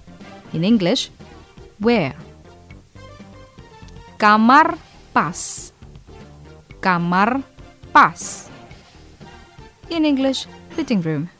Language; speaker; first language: English; non-native, fluent; Indonesian